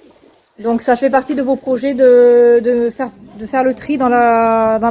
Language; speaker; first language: French; native; French